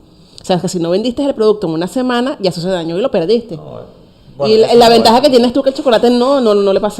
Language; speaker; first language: Spanish; native; Spanish